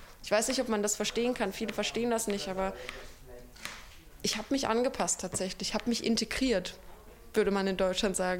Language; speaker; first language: German; native; German